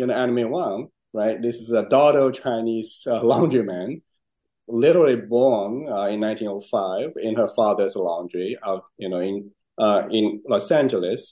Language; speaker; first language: English; non-native, fluent; Chinese